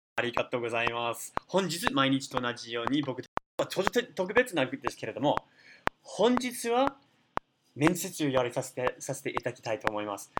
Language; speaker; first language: Japanese; non-native, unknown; English